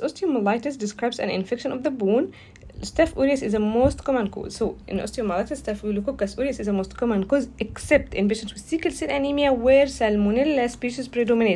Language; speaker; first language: English; non-native, fluent; Arabic